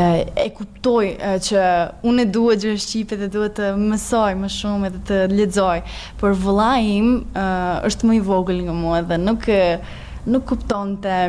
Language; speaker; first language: Albanian; non-native, learner; Serbian